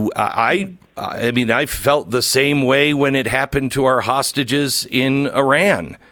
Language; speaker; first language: English; native; English